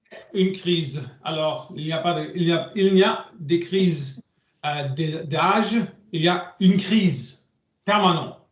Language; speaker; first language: French; non-native, learner; English